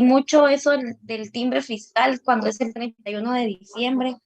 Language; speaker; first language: Spanish; native; Spanish